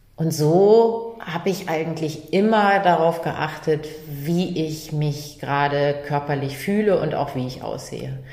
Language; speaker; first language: German; native; German